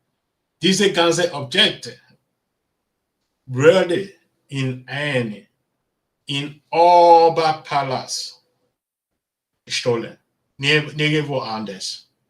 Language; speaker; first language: German; non-native, learner; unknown